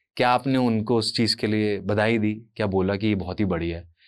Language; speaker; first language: Hindi; native; Hindi